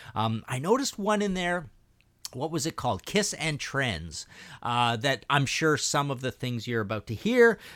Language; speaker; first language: English; early bilingual, other home language; Russian